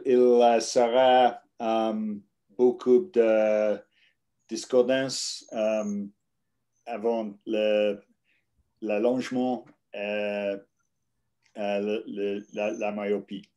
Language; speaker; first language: French; non-native, learner; English